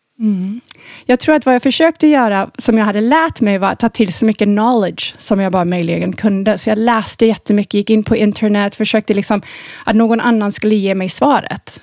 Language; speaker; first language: Swedish; early bilingual, heritage; Swedish